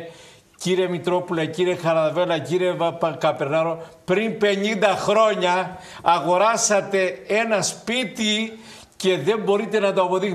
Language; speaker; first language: Greek; native; Greek